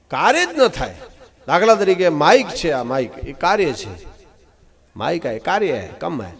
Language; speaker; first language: Hindi; non-native, local second language; Gujarati